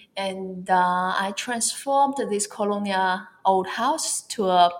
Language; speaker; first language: English; non-native, fluent; Chinese